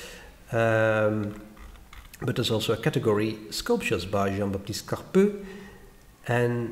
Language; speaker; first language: English; non-native, fluent; Dutch